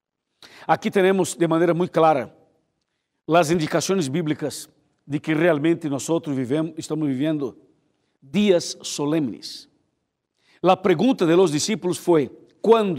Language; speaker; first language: Spanish; non-native, fluent; Portuguese